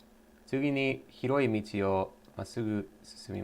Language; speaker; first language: Japanese; non-native, learner; English